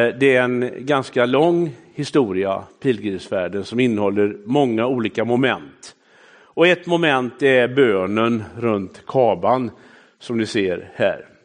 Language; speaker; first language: Swedish; native; Swedish